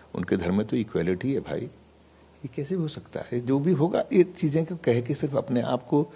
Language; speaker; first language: Hindi; native; Hindi